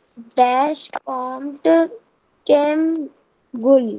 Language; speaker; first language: German; non-native, learner; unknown